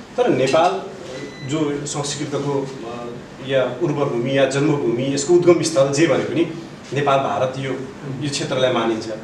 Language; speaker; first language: Nepali; native; Nepali